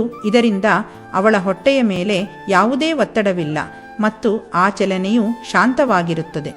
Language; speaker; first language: Kannada; native; Kannada